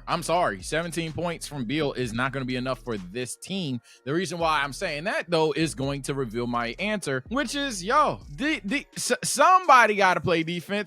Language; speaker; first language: English; native; English